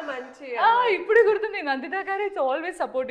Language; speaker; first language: Telugu; non-native, learner; Malayalam